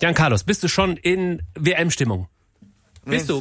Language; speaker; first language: German; native; German